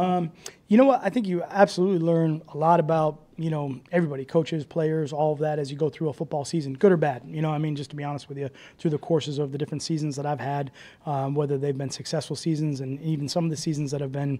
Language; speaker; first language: English; native; English